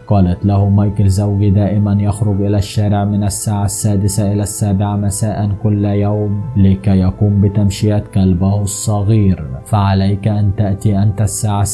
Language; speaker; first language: Arabic; native; Arabic